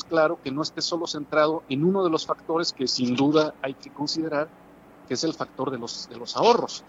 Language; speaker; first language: Spanish; native; Spanish